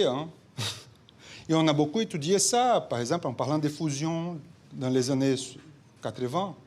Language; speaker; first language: French; non-native, fluent; Portuguese